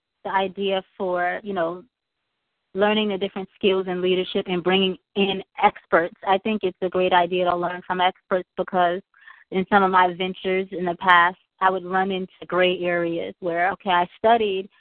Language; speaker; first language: English; native; English